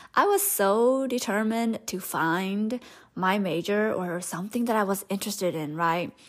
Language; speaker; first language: English; early bilingual, other home language; Hmong